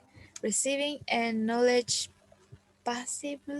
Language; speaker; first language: English; non-native, learner; Spanish